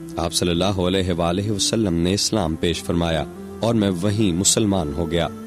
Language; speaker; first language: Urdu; non-native, local second language; Punjabi